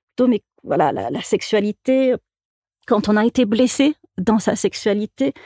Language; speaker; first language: French; native; French